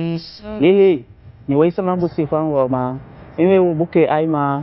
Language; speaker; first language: Chinese; non-native, learner; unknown